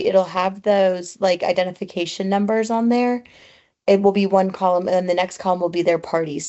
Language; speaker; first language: English; native; English